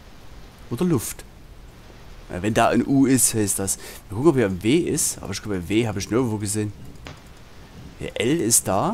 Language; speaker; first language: German; native; German